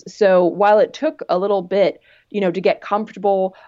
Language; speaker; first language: English; native; English